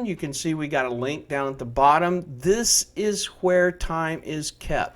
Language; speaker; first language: English; native; English